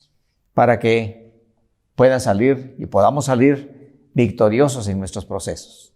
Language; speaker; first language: Spanish; native; Spanish